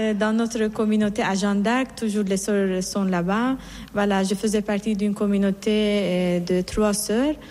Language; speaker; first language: French; non-native, fluent; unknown